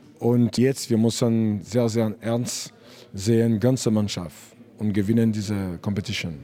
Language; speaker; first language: German; non-native, learner; French